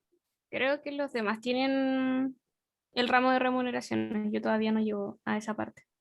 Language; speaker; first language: Spanish; native; Spanish